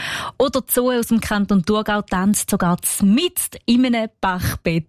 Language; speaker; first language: German; native; German